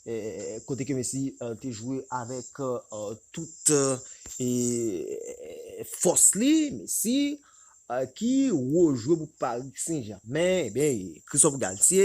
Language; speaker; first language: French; non-native, local second language; Haitian Creole